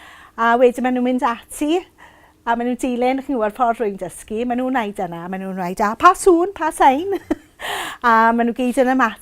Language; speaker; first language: Welsh; native; Welsh